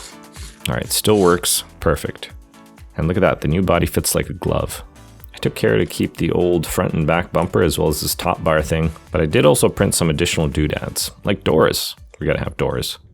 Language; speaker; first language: English; native; English